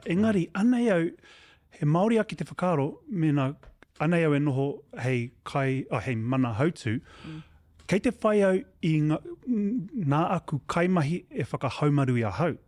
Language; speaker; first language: Māori; non-native, local second language; English